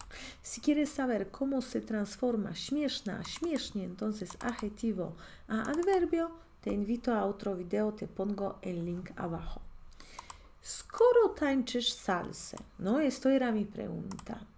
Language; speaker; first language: Spanish; non-native, fluent; Polish